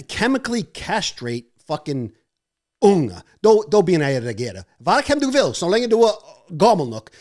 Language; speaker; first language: Norwegian; non-native, fluent; English